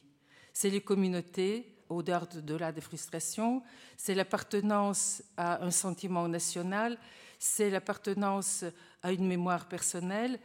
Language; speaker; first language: French; non-native, fluent; Bulgarian